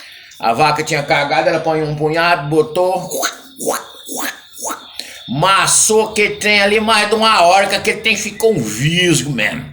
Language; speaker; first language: Portuguese; native; Portuguese